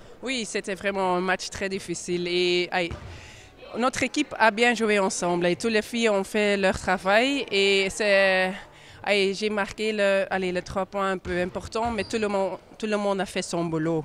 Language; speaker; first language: French; non-native, local second language; Dutch